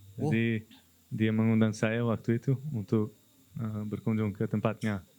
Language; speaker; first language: Indonesian; non-native, fluent; Portuguese